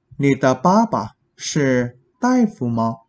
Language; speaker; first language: Chinese; non-native, fluent; Vietnamese